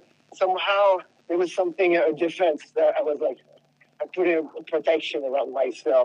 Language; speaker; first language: English; non-native, fluent; French